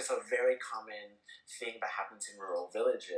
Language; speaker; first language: English; early bilingual, other home language; Spanish